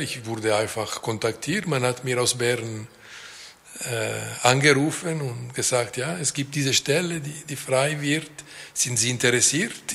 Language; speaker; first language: German; non-native, local second language; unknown